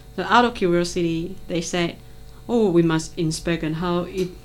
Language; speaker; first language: English; non-native, local second language; Cantonese